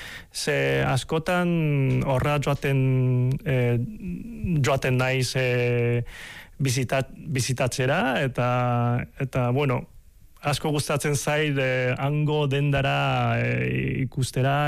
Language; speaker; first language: Basque; non-native, fluent; Cantonese